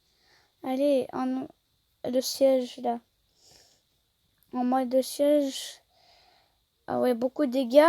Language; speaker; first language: French; native; French